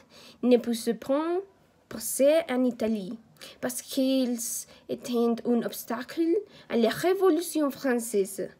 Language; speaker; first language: French; non-native, learner; Spanish